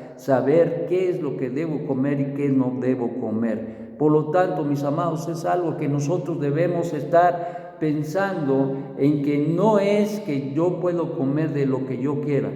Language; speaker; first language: Spanish; native; Spanish